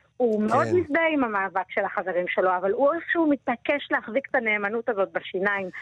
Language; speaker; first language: Hebrew; native; Hebrew